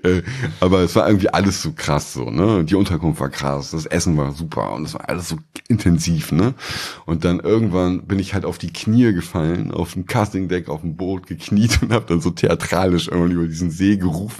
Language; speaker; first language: German; native; German